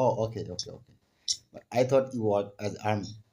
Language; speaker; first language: English; non-native, learner; Bangla